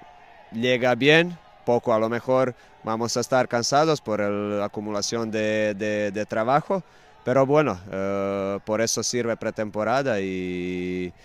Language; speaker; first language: Spanish; non-native, fluent; Croatian